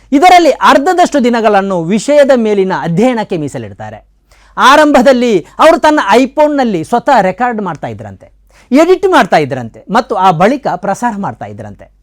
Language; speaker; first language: Kannada; native; Kannada